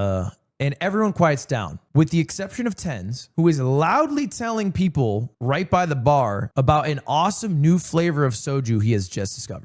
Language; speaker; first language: English; native; English